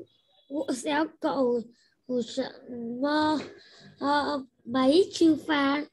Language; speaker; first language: Chinese; non-native, learner; Vietnamese